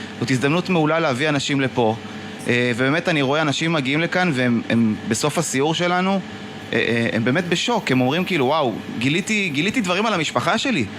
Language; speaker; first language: Hebrew; native; Hebrew